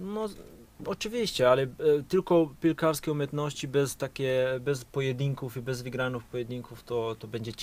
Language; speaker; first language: Polish; non-native, fluent; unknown